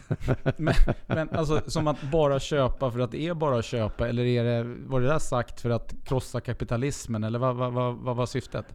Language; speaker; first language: Swedish; native; Swedish